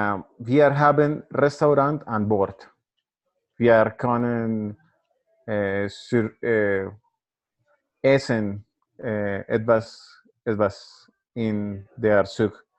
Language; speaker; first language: German; non-native, learner; Spanish